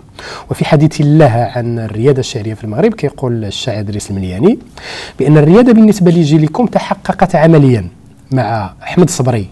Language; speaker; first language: Arabic; native; Arabic